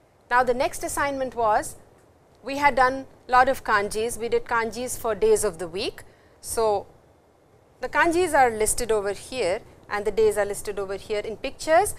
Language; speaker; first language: English; non-native, local second language; Hindi